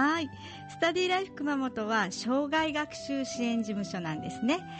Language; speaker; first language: Japanese; native; Japanese